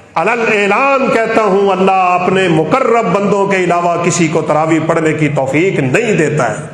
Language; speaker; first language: Urdu; non-native, local second language; Punjabi